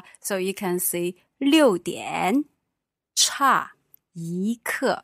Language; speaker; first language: English; non-native, fluent; Chinese